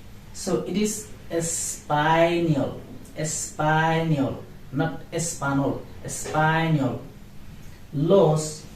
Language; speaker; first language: Spanish; non-native, learner; Bangla